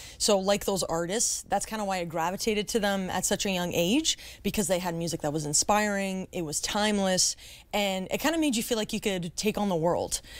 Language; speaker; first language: English; native; English